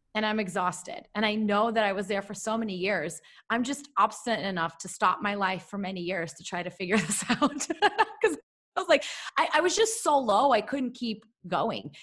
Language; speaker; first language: English; early bilingual, other home language; Russian